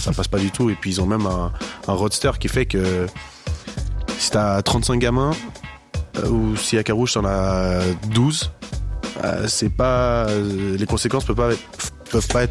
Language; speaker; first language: French; native; French